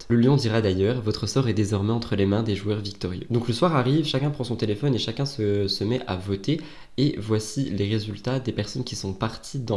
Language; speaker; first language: French; native; French